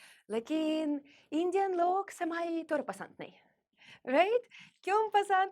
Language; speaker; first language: Hindi; non-native, learner; Russian